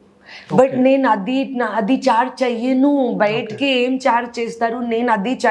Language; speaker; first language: Telugu; non-native, learner; Hindi